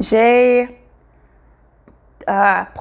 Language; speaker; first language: French; non-native, learner; English